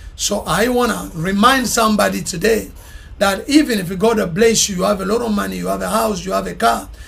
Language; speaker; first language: English; non-native, fluent; Lingala